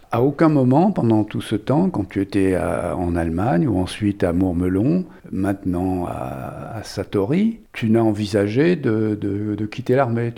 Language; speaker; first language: French; native; French